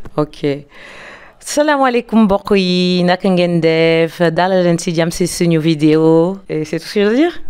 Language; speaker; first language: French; non-native, local second language; Lingala